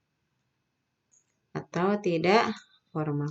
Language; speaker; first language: Indonesian; native; Indonesian